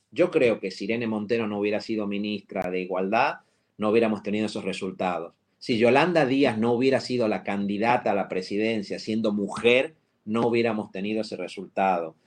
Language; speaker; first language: Spanish; native; Spanish